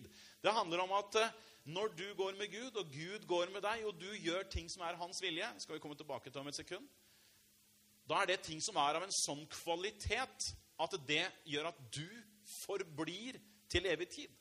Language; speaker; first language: Norwegian; native; Norwegian